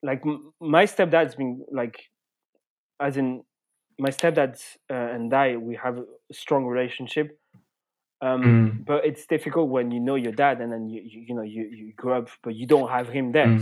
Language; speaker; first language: English; non-native, fluent; French